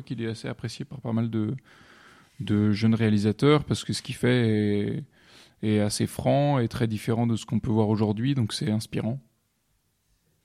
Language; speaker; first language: French; native; French